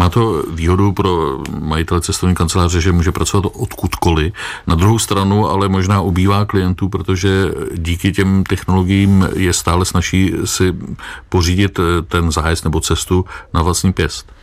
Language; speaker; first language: Czech; native; Czech